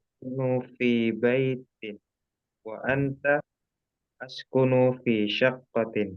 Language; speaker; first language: Arabic; non-native, learner; Indonesian